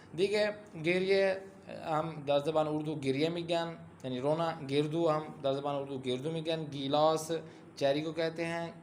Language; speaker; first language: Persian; non-native, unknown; Urdu